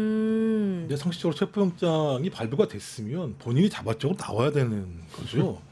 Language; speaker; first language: Korean; native; Korean